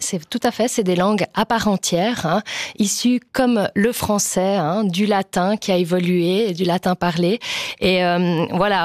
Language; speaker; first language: French; native; French